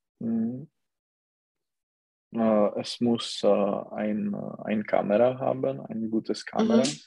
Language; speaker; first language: German; non-native, learner; Czech